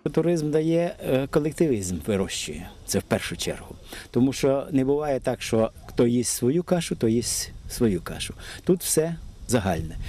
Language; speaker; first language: Ukrainian; native; Ukrainian